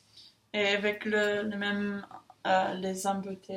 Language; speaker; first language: French; non-native, learner; English